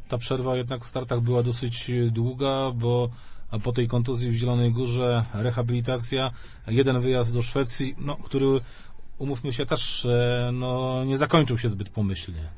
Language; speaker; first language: Polish; native; Polish